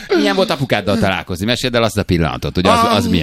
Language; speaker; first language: Hungarian; native; Hungarian